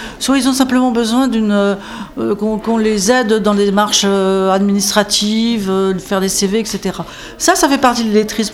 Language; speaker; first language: French; native; French